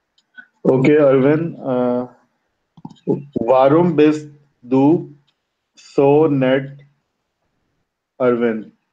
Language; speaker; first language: German; non-native, learner; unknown